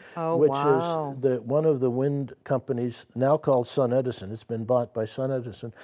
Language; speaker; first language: English; native; English